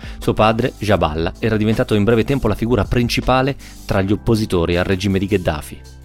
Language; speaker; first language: Italian; native; Italian